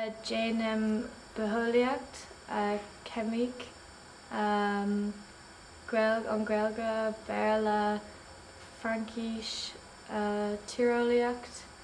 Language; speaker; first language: Irish; non-native, local second language; English